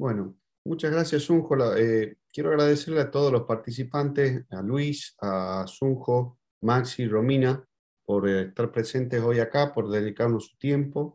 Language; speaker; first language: Spanish; native; Spanish